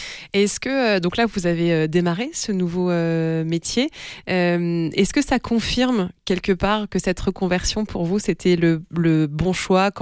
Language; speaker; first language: French; native; French